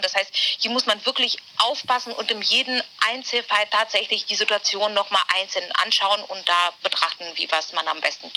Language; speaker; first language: German; native; German